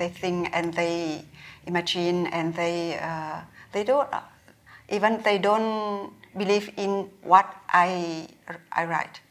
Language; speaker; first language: English; non-native, learner; Vietnamese